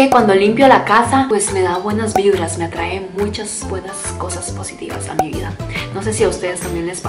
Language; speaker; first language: Spanish; early bilingual, other home language; Cantonese